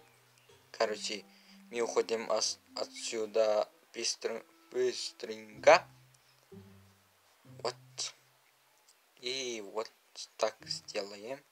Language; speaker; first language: Russian; non-native, learner; Uzbek